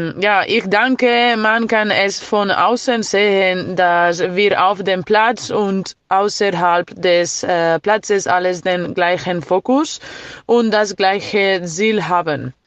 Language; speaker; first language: German; non-native, learner; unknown